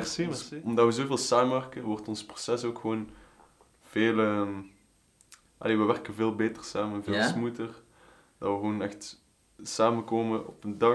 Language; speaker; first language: Dutch; native; Dutch